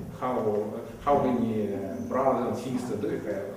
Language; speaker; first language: English; non-native, learner; Ukrainian